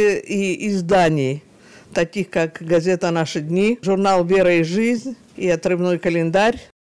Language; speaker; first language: Russian; native; Russian